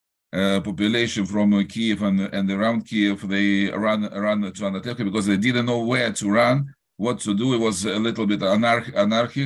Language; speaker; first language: English; non-native, learner; Russian